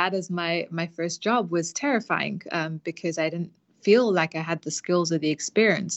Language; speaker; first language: English; native; English